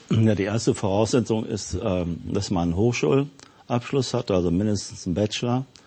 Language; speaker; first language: German; native; German